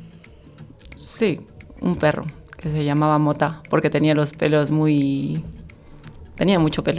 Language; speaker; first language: Spanish; native; Spanish